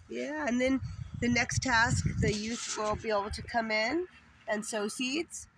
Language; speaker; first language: English; native; English